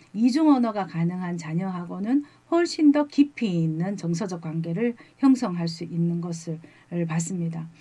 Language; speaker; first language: Korean; native; Korean